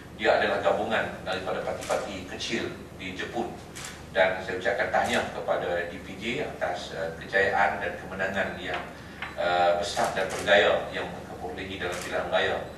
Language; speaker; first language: Malay; native; Malay